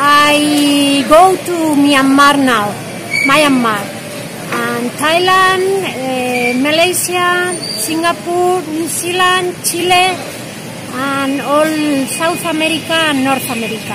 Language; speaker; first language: English; non-native, learner; Spanish